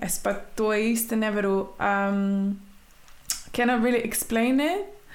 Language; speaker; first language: English; non-native, fluent; Latvian